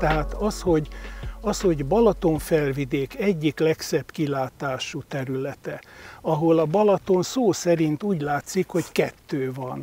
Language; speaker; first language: Hungarian; native; Hungarian